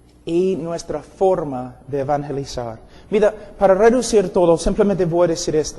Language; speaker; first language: Spanish; non-native, fluent; English